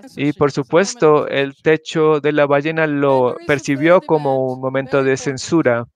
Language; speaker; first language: Spanish; native; Spanish